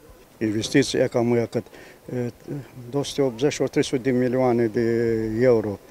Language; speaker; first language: Romanian; non-native, local second language; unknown